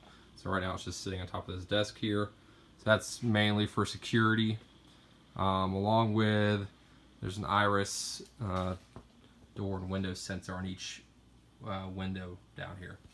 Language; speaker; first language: English; native; English